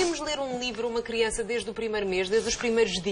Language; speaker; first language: Portuguese; native; Portuguese